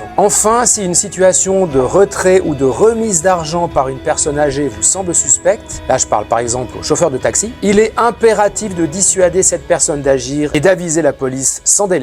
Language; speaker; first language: French; native; French